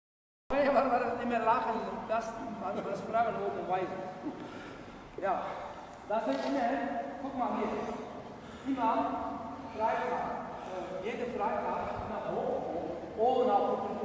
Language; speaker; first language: German; non-native, learner; Turkish